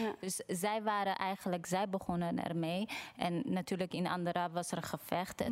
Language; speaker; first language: Dutch; non-native, fluent; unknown